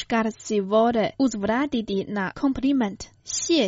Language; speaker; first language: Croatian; non-native, fluent; Chinese